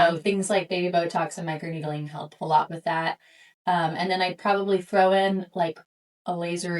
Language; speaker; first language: English; native; English